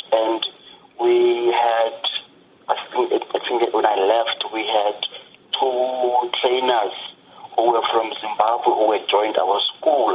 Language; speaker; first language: English; non-native, local second language; Xhosa